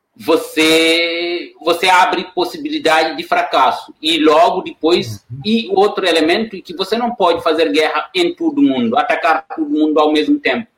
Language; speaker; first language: Portuguese; non-native, fluent; Wolof